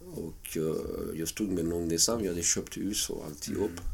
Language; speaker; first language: Swedish; non-native, fluent; French